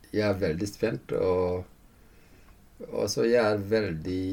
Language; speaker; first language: Norwegian; non-native, fluent; Fula